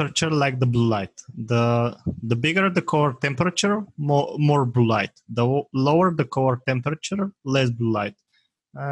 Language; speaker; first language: English; non-native, fluent; Bulgarian